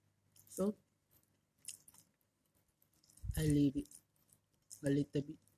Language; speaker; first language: English; non-native, local second language; Malay